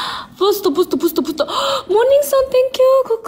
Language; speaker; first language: English; non-native, learner; Korean